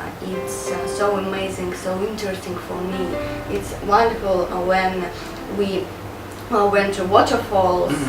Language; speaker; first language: English; non-native, learner; Russian